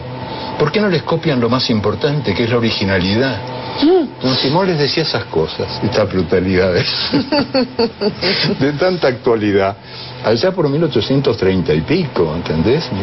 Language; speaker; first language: Spanish; native; Spanish